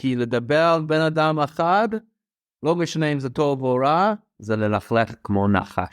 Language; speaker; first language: Hebrew; non-native, fluent; English